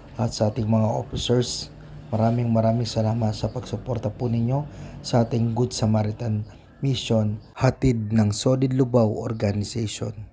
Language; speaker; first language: Filipino; non-native, local second language; Pampanga